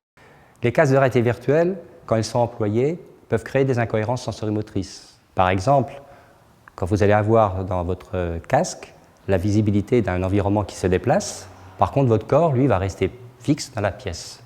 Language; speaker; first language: French; native; French